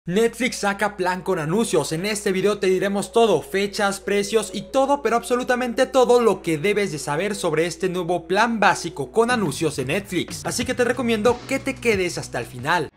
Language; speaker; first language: Spanish; native; Spanish